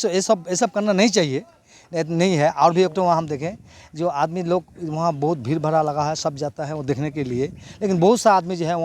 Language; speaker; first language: Hindi; non-native, local second language; Bangla